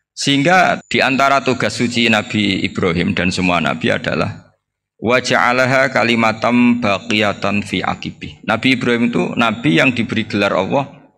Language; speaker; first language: Indonesian; non-native, local second language; Javanese